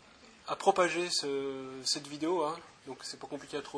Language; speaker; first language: French; native; French